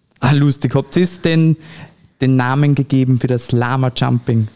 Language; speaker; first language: German; native; German